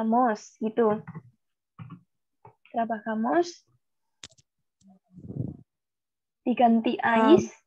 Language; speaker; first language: Spanish; non-native, learner; Indonesian